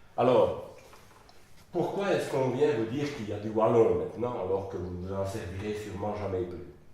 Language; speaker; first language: French; non-native, local second language; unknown